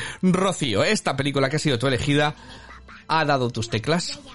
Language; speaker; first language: Spanish; native; Spanish